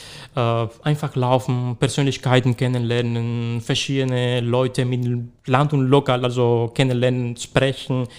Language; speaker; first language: German; non-native, learner; Spanish